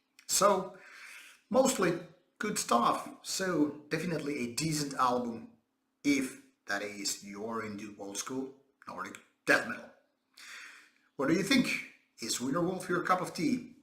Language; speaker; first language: English; non-native, fluent; Finnish